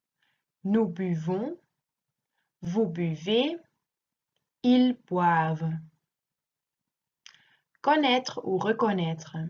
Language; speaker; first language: French; non-native, learner; Dutch